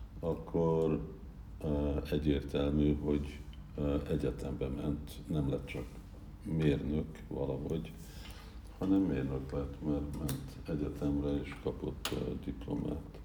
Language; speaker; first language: Hungarian; early bilingual, heritage; Hungarian